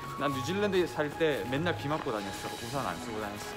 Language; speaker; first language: Korean; native; Korean